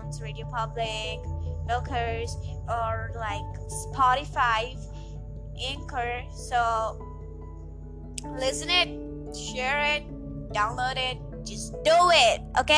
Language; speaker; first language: English; native; English